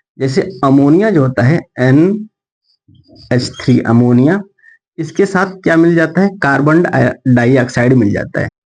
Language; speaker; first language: Hindi; native; Hindi